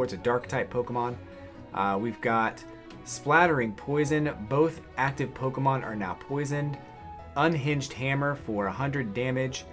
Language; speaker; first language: English; native; English